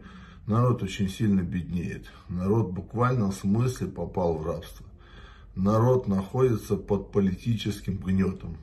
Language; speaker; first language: Russian; native; Russian